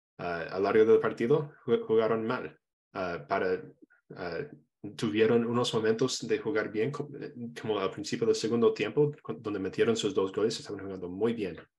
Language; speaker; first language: Spanish; non-native, fluent; English